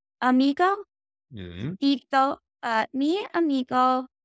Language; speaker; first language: Spanish; non-native, learner; English